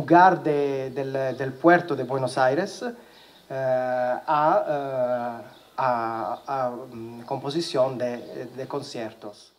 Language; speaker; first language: Spanish; non-native, learner; Italian